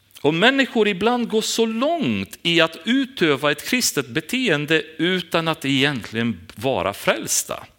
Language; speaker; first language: Swedish; non-native, fluent; Romanian